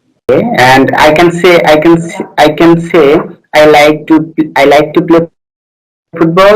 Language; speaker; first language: English; non-native, learner; Bangla